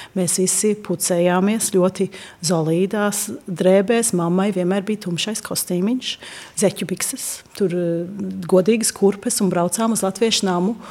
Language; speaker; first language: Latvian; early bilingual, heritage; Latvian